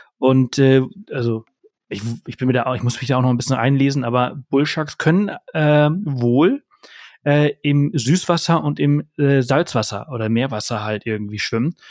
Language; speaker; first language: German; early bilingual, heritage; German